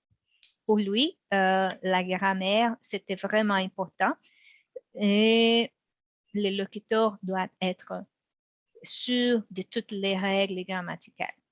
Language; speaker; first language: French; non-native, fluent; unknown